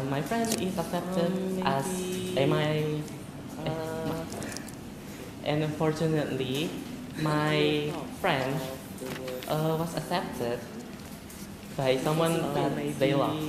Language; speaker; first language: English; non-native, learner; Indonesian